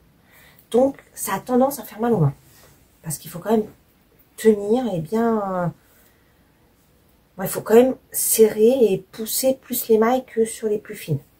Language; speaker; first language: French; native; French